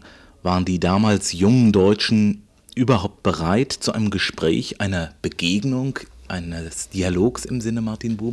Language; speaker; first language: German; native; German